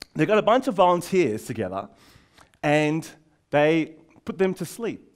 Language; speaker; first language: English; native; English